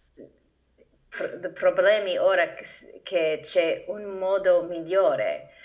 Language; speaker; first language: Italian; non-native, fluent; English